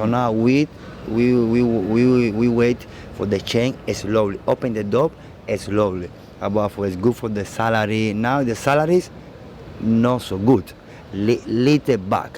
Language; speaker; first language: English; non-native, learner; Spanish